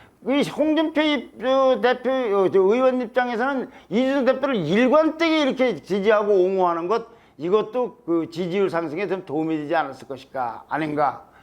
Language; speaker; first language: Korean; native; Korean